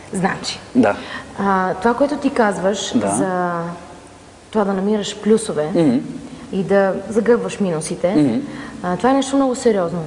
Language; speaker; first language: Bulgarian; native; Bulgarian